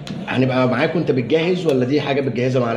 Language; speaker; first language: Arabic; native; Arabic